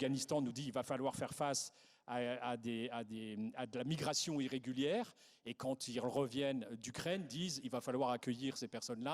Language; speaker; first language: French; native; French